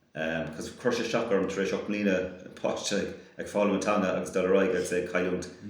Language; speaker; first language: Irish; non-native, local second language; English